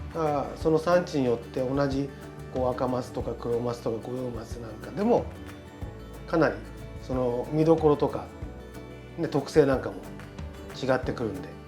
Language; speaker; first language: Japanese; native; Japanese